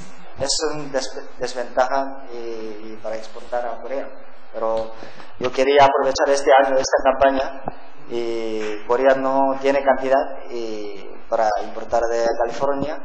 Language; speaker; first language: Spanish; non-native, learner; Korean